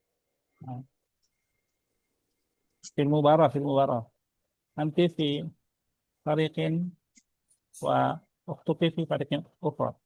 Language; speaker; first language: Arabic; non-native, fluent; Indonesian